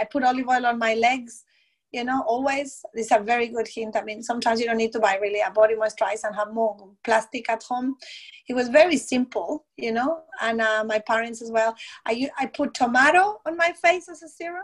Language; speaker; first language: English; non-native, fluent; Spanish